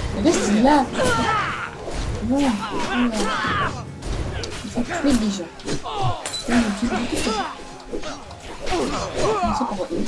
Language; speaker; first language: French; native; French